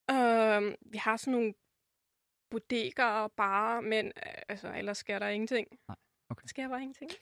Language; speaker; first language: Danish; non-native, fluent; German